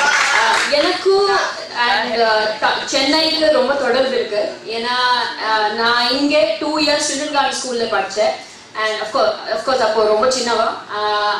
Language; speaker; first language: Tamil; non-native, learner; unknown